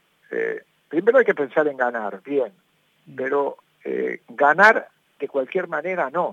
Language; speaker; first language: Spanish; native; Spanish